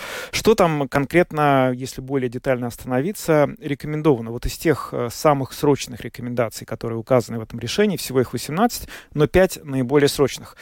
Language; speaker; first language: Russian; native; Russian